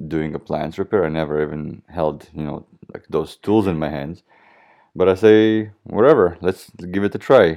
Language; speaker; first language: English; non-native, fluent; Russian